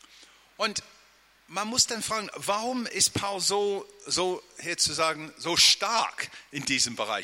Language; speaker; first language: German; non-native, fluent; English